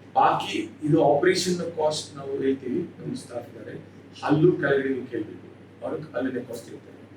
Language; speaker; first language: Kannada; non-native, local second language; Tamil